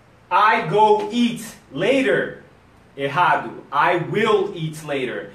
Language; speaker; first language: English; non-native, fluent; Portuguese